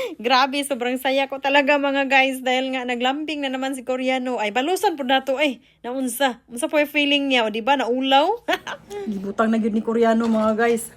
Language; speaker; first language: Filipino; non-native, local second language; Cebuano